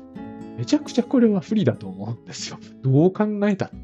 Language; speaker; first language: Japanese; native; Japanese